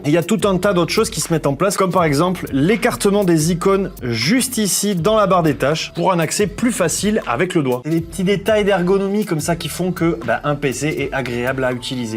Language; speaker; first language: French; native; French